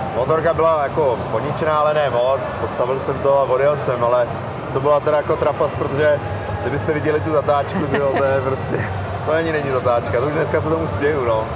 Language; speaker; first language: Czech; native; Czech